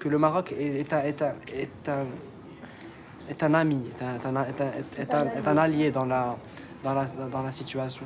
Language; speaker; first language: French; non-native, local second language; Arabic